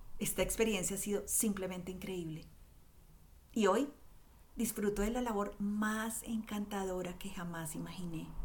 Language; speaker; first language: Spanish; native; Spanish